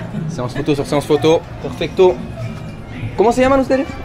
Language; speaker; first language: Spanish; non-native, fluent; French